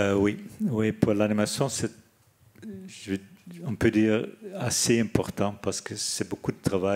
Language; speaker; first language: French; non-native, fluent; Dutch